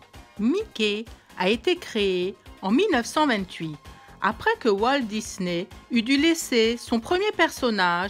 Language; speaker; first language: French; native; French